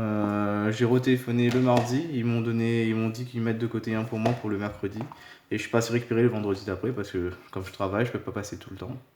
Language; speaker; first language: French; native; French